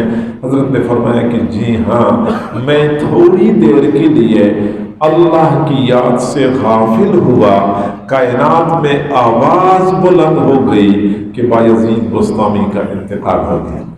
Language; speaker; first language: Urdu; native; Urdu